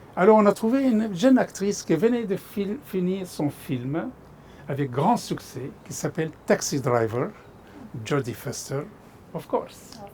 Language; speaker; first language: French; non-native, fluent; Arabic